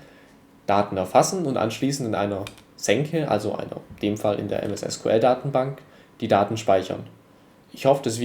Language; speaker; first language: German; native; German